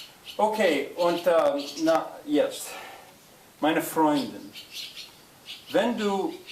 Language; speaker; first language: German; non-native, learner; English